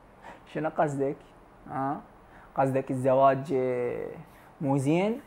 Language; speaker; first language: Arabic; native; Arabic